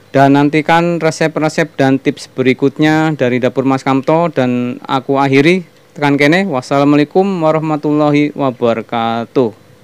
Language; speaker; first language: Indonesian; non-native, local second language; Javanese